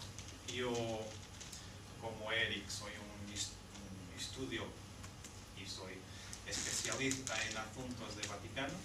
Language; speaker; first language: Spanish; non-native, fluent; Portuguese